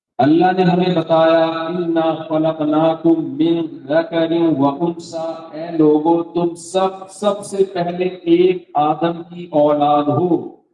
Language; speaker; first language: Urdu; native; Urdu